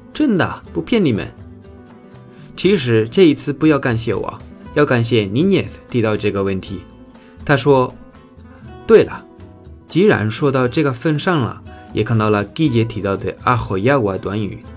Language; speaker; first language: Chinese; non-native, fluent; Spanish